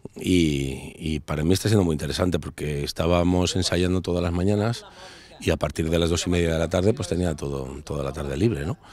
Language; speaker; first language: Spanish; native; Spanish